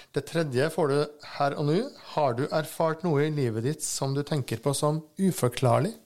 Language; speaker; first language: Norwegian; native; Norwegian